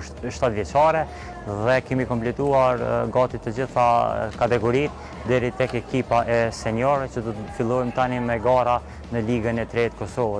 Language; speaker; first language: Albanian; native; Albanian